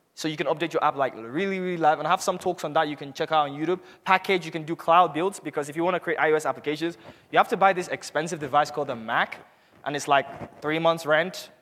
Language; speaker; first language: English; non-native, local second language; Hausa